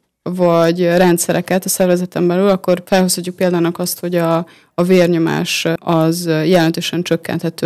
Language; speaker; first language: Hungarian; native; Hungarian